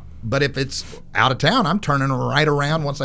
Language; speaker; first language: English; native; English